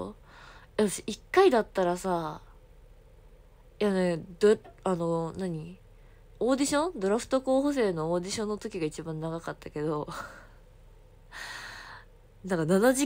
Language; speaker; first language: Japanese; native; Japanese